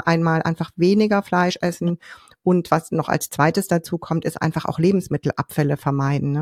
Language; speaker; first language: German; native; German